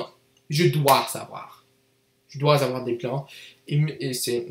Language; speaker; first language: French; non-native, learner; English